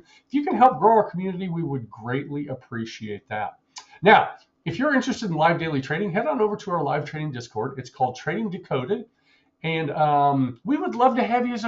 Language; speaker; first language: English; native; English